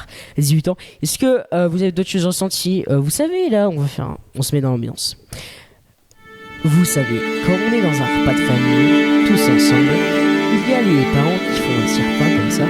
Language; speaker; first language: French; native; French